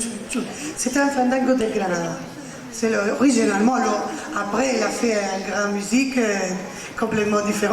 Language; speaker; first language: French; non-native, learner; Spanish